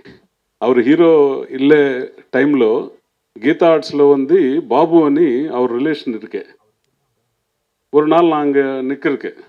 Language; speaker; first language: Tamil; non-native, learner; Telugu